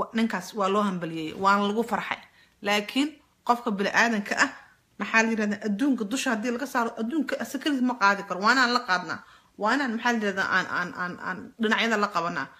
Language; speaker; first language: Somali; native; Somali